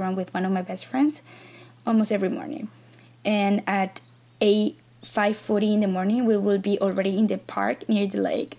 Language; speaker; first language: English; non-native, fluent; Spanish